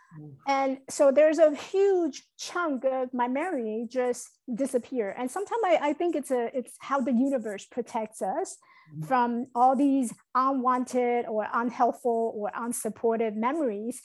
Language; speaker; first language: English; non-native, fluent; Chinese